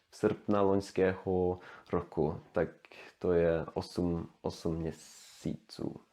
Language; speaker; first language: Czech; non-native, learner; Swedish